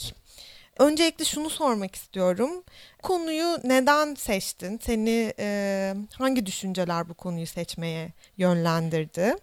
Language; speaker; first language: Turkish; native; Turkish